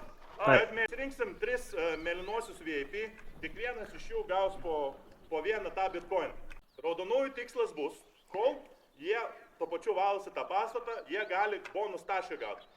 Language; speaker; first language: Lithuanian; native; Lithuanian